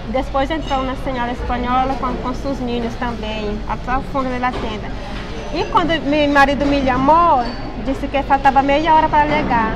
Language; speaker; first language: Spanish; non-native, fluent; Portuguese